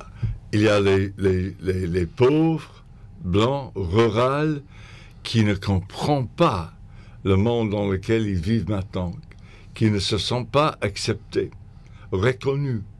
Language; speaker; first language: French; non-native, fluent; English